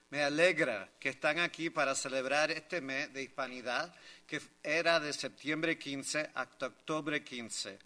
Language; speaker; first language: Spanish; early bilingual, heritage; Spanish